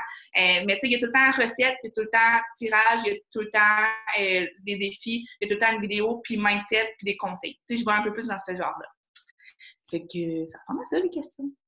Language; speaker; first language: French; native; French